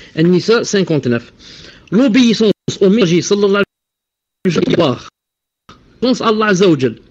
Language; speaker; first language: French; non-native, local second language; Arabic